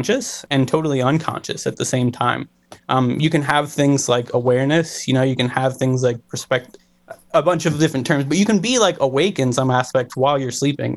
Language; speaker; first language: English; native; English